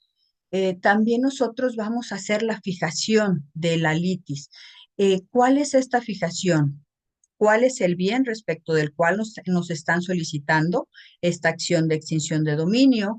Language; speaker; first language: Spanish; native; Spanish